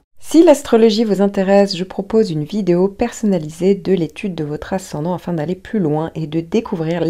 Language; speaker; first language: French; native; French